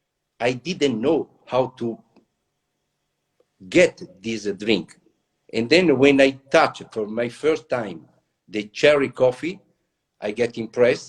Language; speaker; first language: English; non-native, learner; Italian